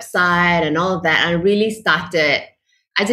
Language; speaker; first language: English; non-native, local second language; Chinese